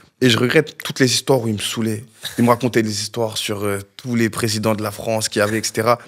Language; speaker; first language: French; native; French